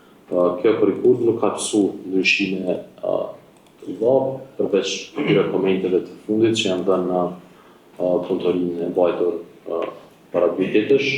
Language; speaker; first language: Albanian; native; Albanian